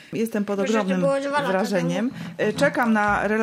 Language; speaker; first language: Polish; native; Polish